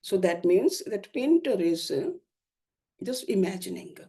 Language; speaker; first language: English; non-native, local second language; Hindi